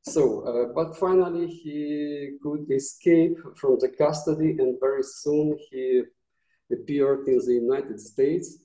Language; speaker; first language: English; non-native, fluent; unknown